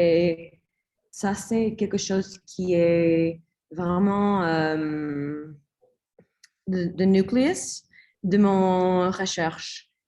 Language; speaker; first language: French; non-native, learner; English